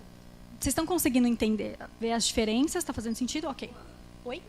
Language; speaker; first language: Portuguese; native; Portuguese